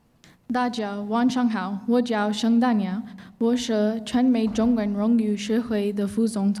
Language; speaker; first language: Chinese; non-native, learner; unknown